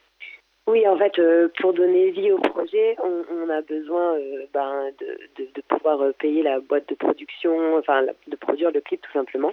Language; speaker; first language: French; native; French